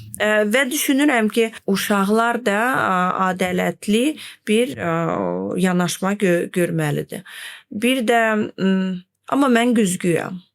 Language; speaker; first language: Azerbaijani; non-native, fluent; Russian